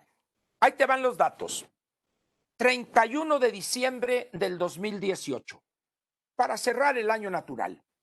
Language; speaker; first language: Spanish; native; Spanish